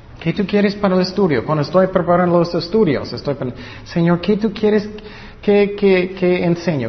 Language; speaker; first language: Spanish; non-native, fluent; English